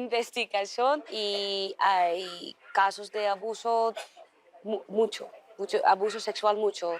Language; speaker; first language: Spanish; early bilingual, heritage; Dutch